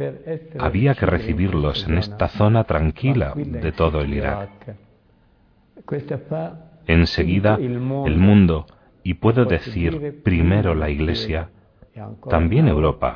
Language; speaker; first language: Spanish; non-native, fluent; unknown